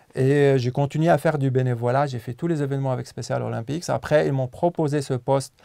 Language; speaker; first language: French; non-native, local second language; Arabic